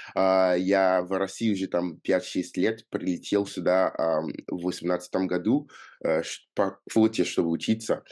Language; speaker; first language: Russian; non-native, fluent; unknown